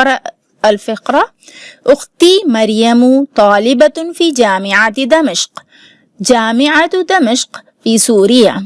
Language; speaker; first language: Arabic; non-native, fluent; Urdu